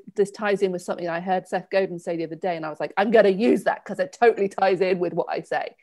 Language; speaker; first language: English; native; English